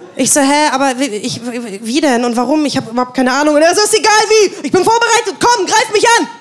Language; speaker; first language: German; native; German